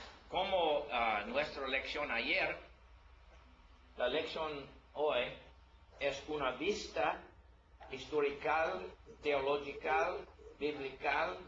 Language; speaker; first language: Spanish; non-native, learner; English